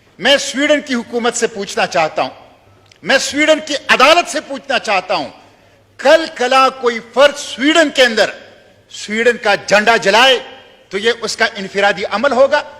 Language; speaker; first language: Urdu; non-native, local second language; Pashto